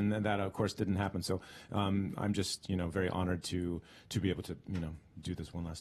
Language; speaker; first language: English; native; English